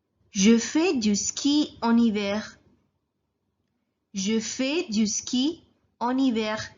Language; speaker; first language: French; non-native, fluent; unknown